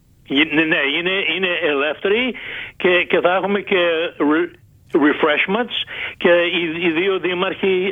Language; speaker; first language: Greek; early bilingual, heritage; Greek